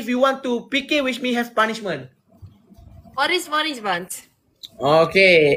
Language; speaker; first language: English; non-native, learner; Malay